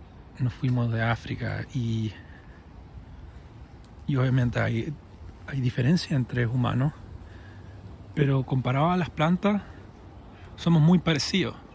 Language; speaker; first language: Spanish; early bilingual, heritage; English